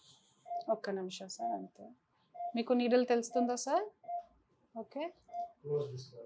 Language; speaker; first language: Telugu; non-native, learner; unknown